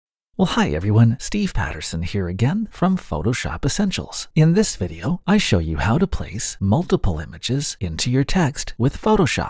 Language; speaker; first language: English; native; English